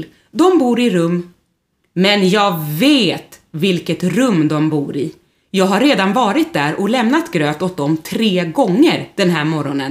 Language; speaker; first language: Swedish; native; Swedish